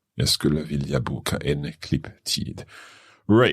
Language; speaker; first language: Swedish; non-native, learner; English